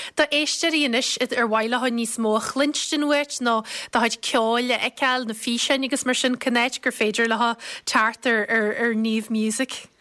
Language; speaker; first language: Irish; native; Irish